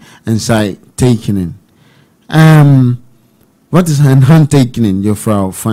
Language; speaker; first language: Dutch; non-native, fluent; Akan